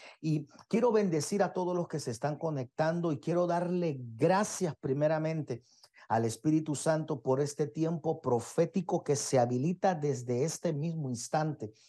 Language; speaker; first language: Spanish; native; Spanish